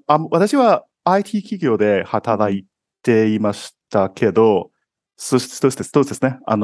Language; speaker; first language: Japanese; non-native, fluent; Cantonese